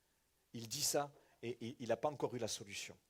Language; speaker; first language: French; native; French